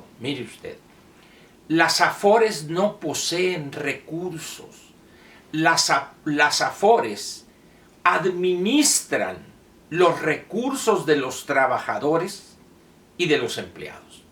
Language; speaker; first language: Spanish; native; Spanish